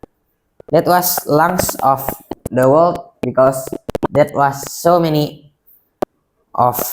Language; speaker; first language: English; non-native, local second language; Indonesian